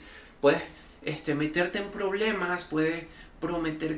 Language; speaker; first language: Spanish; native; Spanish